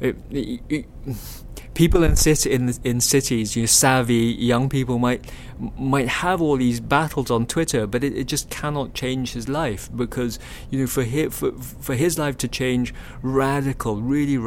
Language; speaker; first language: English; non-native, local second language; Chinese